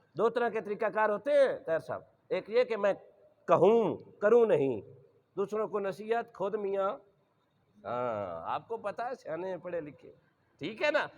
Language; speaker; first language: Urdu; non-native, local second language; Punjabi